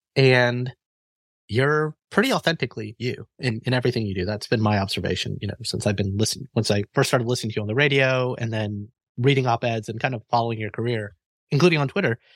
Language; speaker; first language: English; native; English